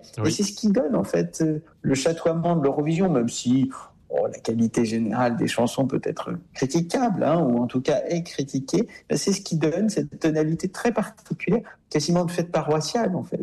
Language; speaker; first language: French; native; French